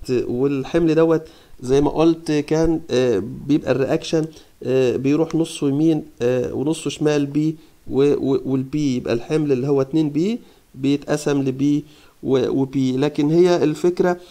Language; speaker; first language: Arabic; native; Arabic